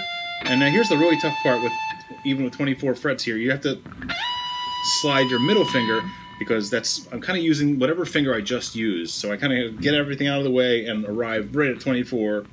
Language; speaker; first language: English; native; English